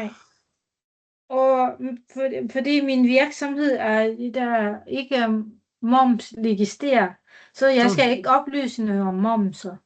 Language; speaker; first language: Danish; non-native, learner; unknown